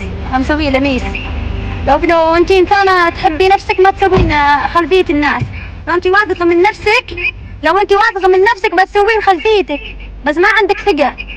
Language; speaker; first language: Arabic; native; Arabic